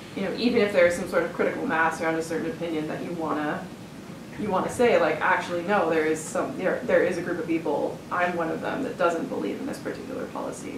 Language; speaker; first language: English; native; English